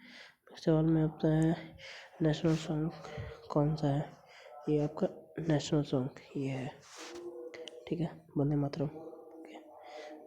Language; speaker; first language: Hindi; native; Hindi